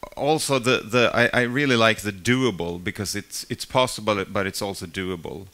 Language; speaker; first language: English; non-native, fluent; Swedish